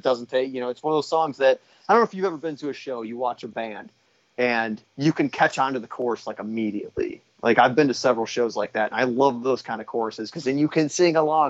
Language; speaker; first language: English; native; English